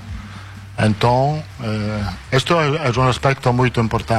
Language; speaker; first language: Spanish; non-native, fluent; Italian